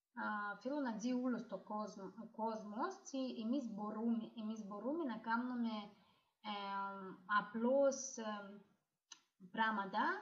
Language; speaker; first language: Greek; non-native, learner; Russian